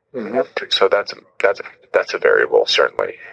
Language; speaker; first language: English; native; English